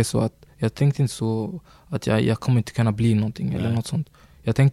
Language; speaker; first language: Swedish; early bilingual, other home language; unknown